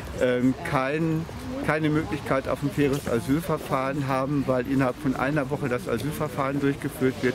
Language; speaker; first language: German; native; German